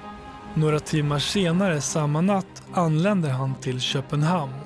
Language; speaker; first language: Swedish; native; Swedish